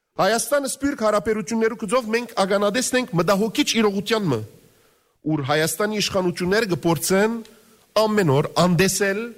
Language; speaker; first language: Armenian; early bilingual, heritage; Armenian